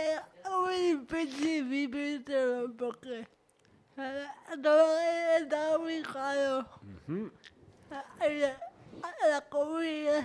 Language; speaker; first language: Spanish; non-native, learner; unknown